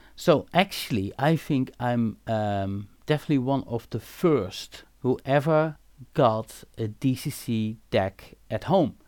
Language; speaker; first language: English; non-native, fluent; Dutch